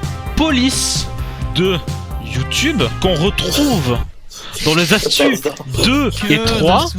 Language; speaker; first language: French; native; French